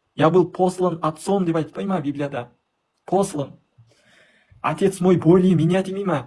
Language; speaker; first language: Russian; non-native, local second language; Kazakh